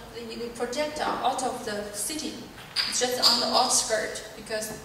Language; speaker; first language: English; non-native, learner; Chinese